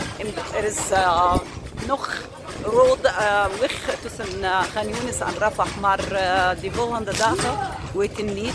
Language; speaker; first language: Dutch; non-native, learner; Arabic